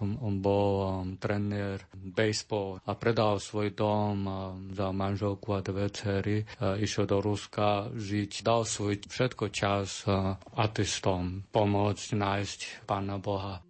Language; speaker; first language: Slovak; non-native, learner; Chinese